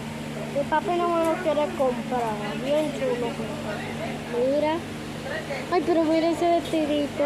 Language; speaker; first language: Spanish; early bilingual, other home language; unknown